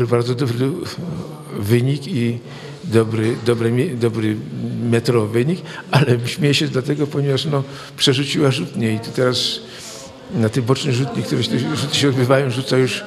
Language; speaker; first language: Polish; native; Polish